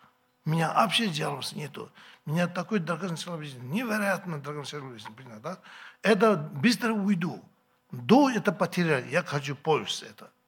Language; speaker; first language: Russian; non-native, learner; Tibetan